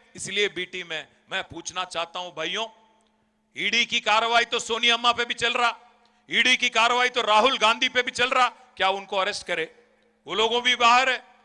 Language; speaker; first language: Hindi; non-native, local second language; Telugu